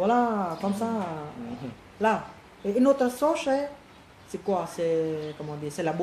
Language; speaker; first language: French; non-native, fluent; Khmer